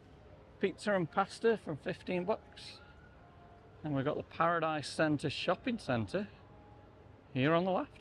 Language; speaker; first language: English; native; English